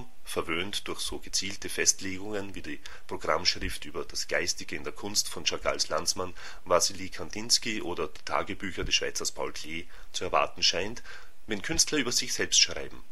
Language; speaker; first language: German; native; German